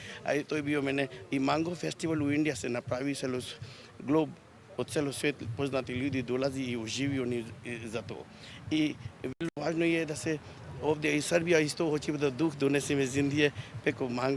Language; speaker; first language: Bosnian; non-native, learner; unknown